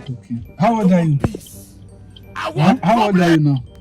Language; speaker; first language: English; non-native, local second language; Swahili